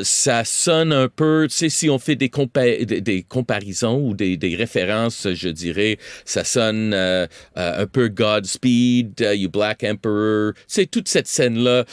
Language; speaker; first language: French; non-native, local second language; English